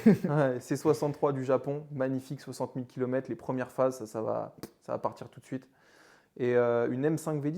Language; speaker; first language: French; native; French